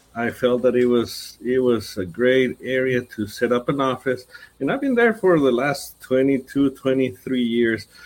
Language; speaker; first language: English; non-native, fluent; Spanish